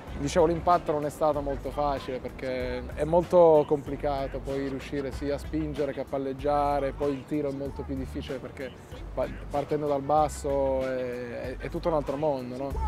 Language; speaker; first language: Italian; early bilingual, other home language; Arabic